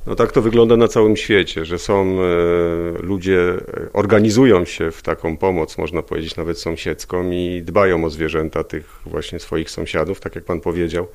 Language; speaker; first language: Polish; native; Polish